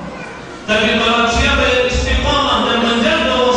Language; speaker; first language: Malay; non-native, fluent; Arabic